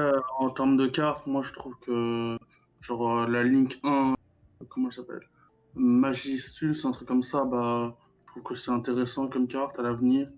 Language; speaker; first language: French; native; French